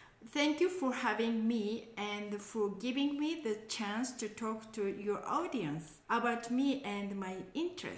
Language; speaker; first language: English; non-native, learner; Japanese